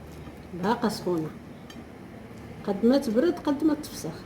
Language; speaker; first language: Arabic; native; Arabic